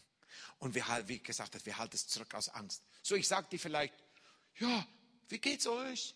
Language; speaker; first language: German; non-native, fluent; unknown